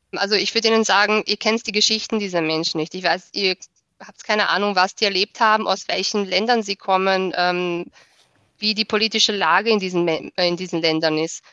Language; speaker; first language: German; early bilingual, other home language; Bosnian